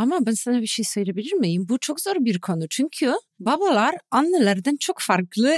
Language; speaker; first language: Turkish; non-native, fluent; Polish